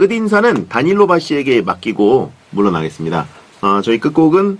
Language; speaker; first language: Korean; native; Korean